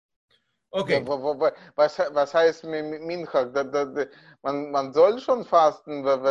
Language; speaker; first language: German; non-native, fluent; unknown